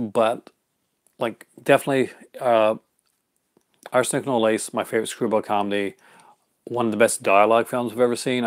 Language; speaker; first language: English; native; English